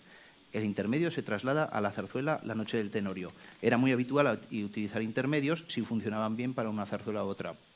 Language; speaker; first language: Spanish; native; Spanish